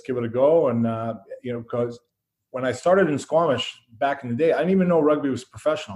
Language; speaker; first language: English; native; English